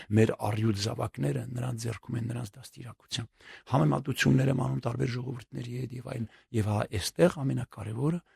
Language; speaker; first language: Armenian; native; Armenian